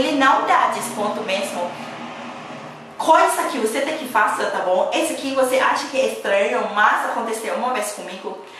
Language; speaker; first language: Portuguese; non-native, learner; Thai